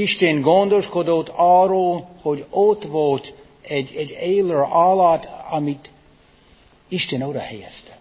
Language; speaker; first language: Hungarian; non-native, fluent; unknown